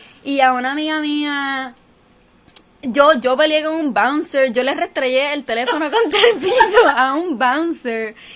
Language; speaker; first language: Spanish; early bilingual, heritage; Spanish